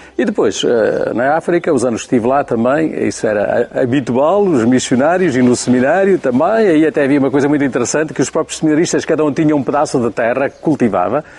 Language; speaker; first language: Portuguese; native; Portuguese